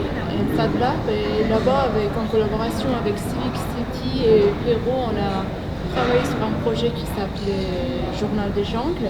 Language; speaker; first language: French; non-native, fluent; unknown